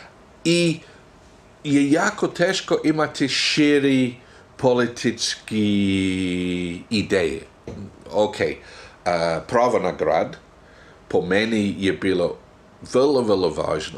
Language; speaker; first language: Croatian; non-native, fluent; English